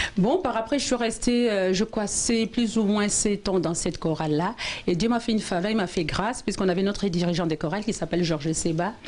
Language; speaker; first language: French; non-native, local second language; Lingala